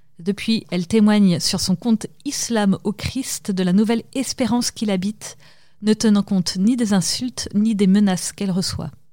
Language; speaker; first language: French; native; French